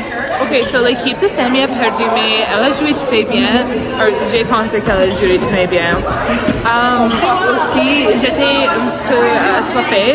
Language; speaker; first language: French; non-native, local second language; English